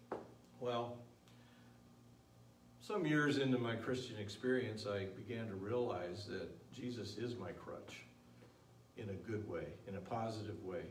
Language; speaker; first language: English; native; English